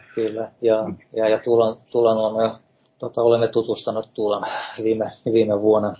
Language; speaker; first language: Finnish; non-native, fluent; Russian